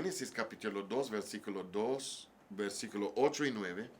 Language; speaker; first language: Spanish; non-native, learner; English